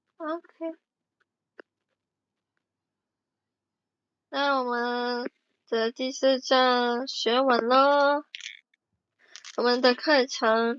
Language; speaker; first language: Chinese; non-native, fluent; Indonesian